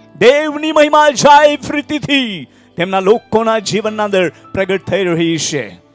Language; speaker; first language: Gujarati; non-native, local second language; Marathi